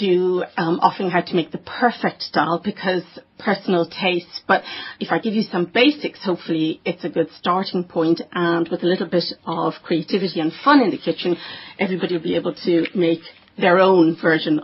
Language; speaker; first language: English; native; English